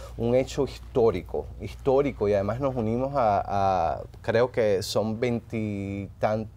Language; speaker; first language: Spanish; native; Spanish